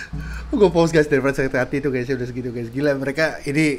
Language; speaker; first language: Indonesian; native; Indonesian